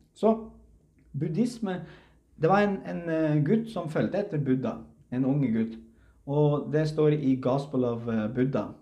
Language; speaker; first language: Norwegian; early bilingual, other home language; Uzbek